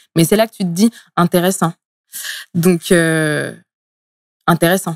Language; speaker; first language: French; early bilingual, other home language; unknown